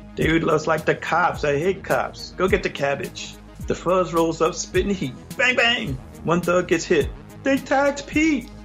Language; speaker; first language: English; native; English